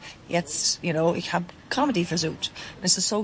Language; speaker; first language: German; non-native, learner; English